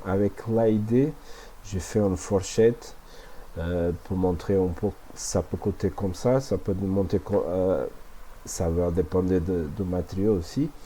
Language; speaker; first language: French; non-native, fluent; Portuguese